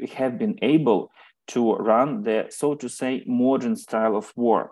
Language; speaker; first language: English; non-native, fluent; Ukrainian